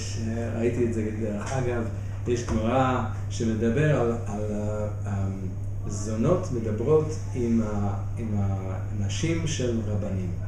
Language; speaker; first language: Hebrew; non-native, fluent; English